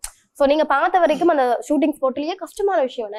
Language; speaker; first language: Tamil; native; Tamil